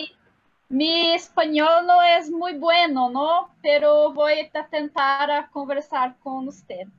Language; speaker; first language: Spanish; non-native, learner; Portuguese